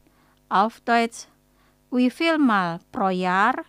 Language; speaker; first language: German; non-native, fluent; Indonesian